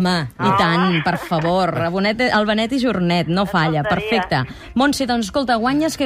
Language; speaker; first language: Catalan; native; Catalan